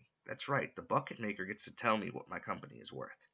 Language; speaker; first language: English; native; English